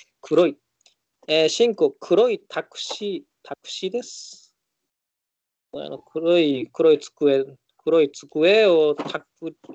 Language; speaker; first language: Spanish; non-native, learner; Japanese